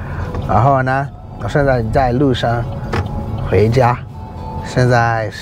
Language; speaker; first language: Chinese; non-native, learner; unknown